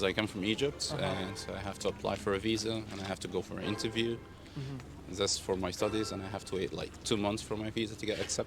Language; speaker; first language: English; non-native, fluent; Arabic